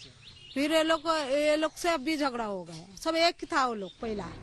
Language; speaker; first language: Hindi; non-native, local second language; Bangla